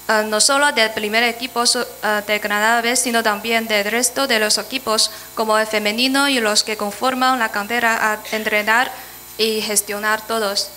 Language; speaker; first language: Spanish; non-native, fluent; Chinese